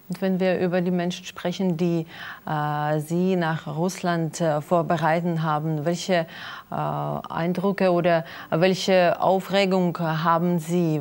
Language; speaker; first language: German; non-native, learner; Russian